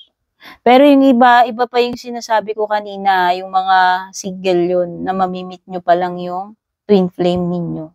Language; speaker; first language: Filipino; native; Filipino